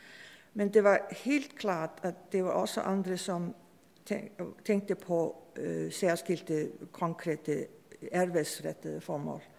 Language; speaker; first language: Danish; non-native, fluent; Icelandic